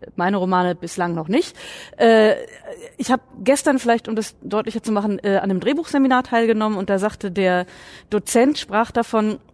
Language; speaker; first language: German; native; German